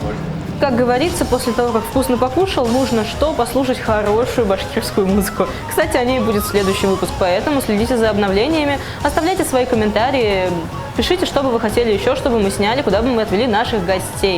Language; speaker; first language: Russian; native; Russian